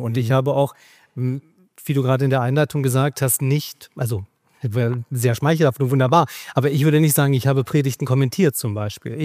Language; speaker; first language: German; native; German